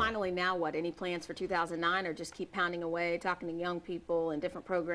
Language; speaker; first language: English; native; English